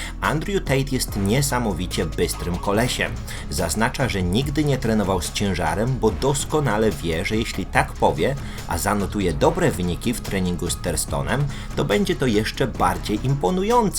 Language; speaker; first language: Polish; native; Polish